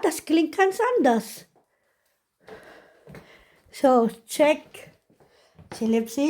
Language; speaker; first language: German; non-native, fluent; Filipino